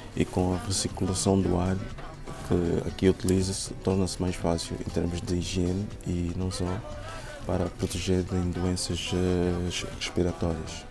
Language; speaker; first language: Portuguese; native; Portuguese